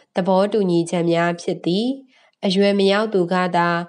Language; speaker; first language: Burmese; native; Burmese